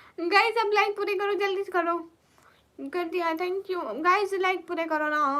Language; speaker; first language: Urdu; non-native, local second language; Punjabi